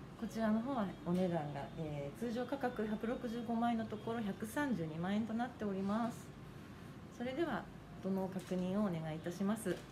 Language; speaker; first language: Japanese; native; Japanese